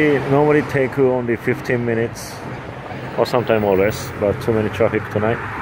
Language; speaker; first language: English; non-native, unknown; Japanese